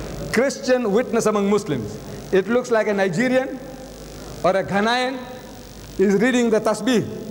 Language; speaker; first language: English; early bilingual, other home language; Gujarati